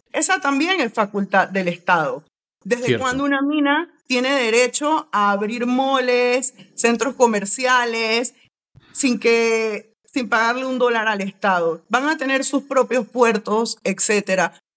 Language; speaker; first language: Spanish; native; Spanish